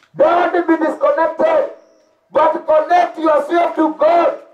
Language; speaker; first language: English; non-native, local second language; Swahili